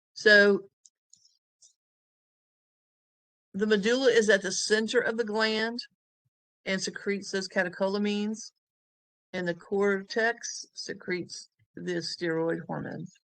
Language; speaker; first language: English; native; English